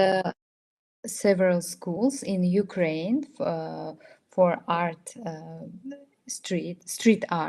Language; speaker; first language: English; non-native, fluent; Russian